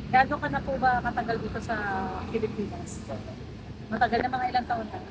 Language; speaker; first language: Filipino; native; Filipino